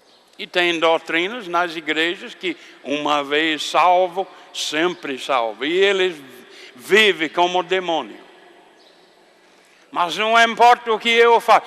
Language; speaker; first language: Portuguese; non-native, fluent; English